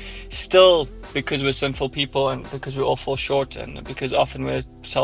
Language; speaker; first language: English; native; English